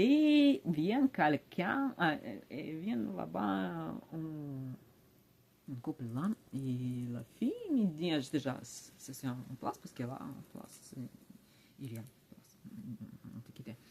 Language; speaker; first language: French; non-native, learner; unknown